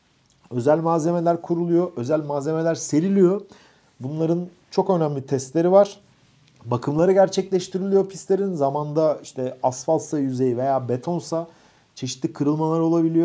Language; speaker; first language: Turkish; native; Turkish